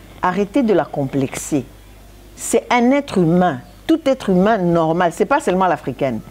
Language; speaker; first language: French; non-native, local second language; Lingala